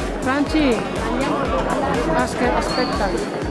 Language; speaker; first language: Italian; non-native, fluent; Filipino